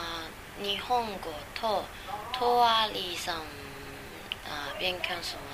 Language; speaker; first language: Japanese; non-native, learner; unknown